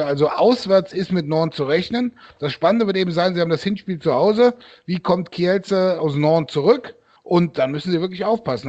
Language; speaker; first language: German; native; German